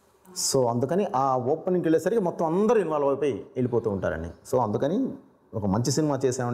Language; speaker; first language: Telugu; native; Telugu